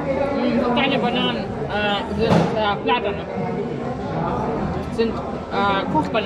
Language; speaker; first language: German; non-native, fluent; Russian